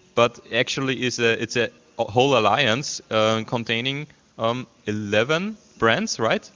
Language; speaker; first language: English; non-native, fluent; German